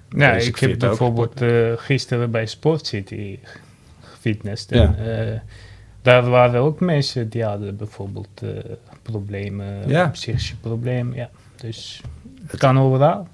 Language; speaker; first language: Dutch; non-native, fluent; Armenian